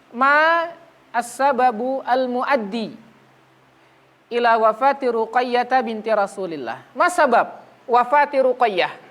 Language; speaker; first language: Arabic; non-native, fluent; Indonesian